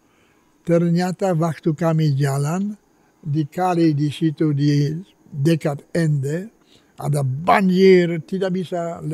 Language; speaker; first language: Indonesian; non-native, fluent; Polish